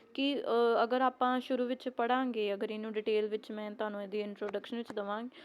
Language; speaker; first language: Hindi; non-native, local second language; Punjabi